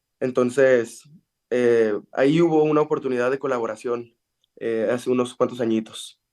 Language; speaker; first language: Spanish; early bilingual, heritage; Spanish